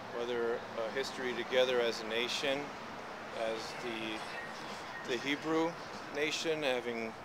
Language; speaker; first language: English; early bilingual, other home language; Latvian